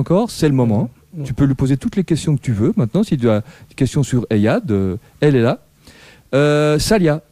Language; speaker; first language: French; native; French